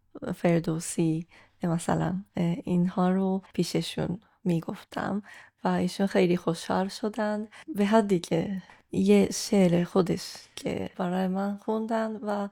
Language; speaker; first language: Persian; non-native, fluent; Japanese